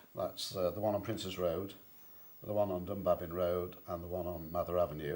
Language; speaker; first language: English; native; English